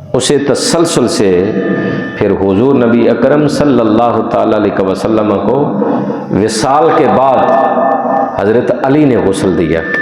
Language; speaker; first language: Urdu; non-native, local second language; Punjabi